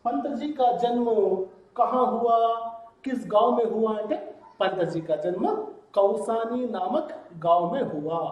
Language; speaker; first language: Hindi; non-native, local second language; Telugu